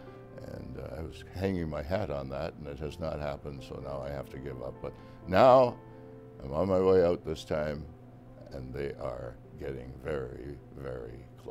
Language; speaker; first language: English; native; English